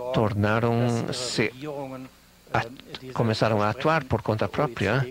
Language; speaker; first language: Portuguese; non-native, fluent; German